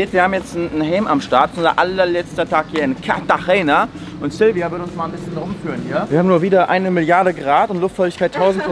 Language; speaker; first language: German; native; German